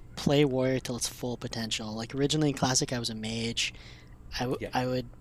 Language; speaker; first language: English; native; English